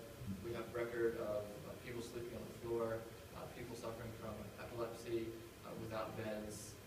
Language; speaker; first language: English; native; English